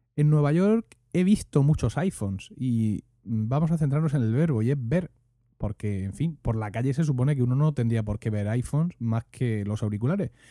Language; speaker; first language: Spanish; native; Spanish